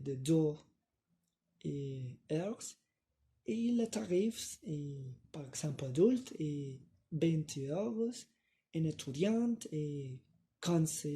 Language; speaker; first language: French; non-native, learner; Spanish